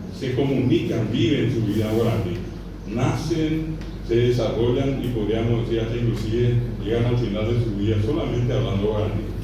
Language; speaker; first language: Spanish; non-native, local second language; Guarani